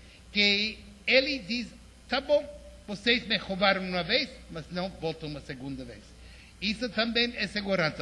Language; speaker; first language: Portuguese; non-native, fluent; English